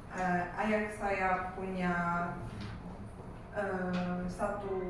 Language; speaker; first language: Indonesian; non-native, learner; Polish